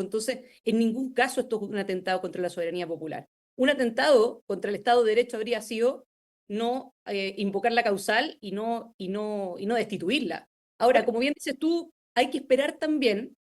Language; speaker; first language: Spanish; native; Spanish